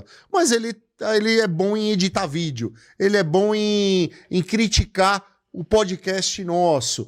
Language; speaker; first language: Portuguese; native; Portuguese